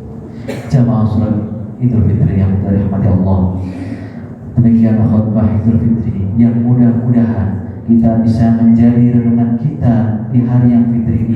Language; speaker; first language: Indonesian; non-native, local second language; Javanese